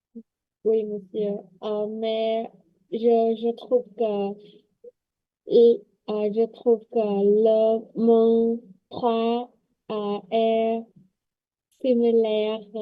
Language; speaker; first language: French; non-native, learner; Vietnamese